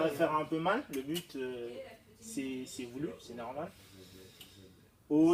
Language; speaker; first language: French; native; French